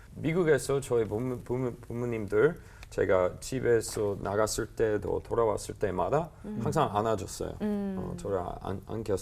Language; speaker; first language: Korean; non-native, learner; English